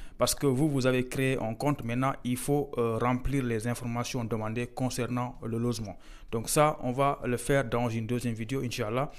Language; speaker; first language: French; non-native, local second language; Fula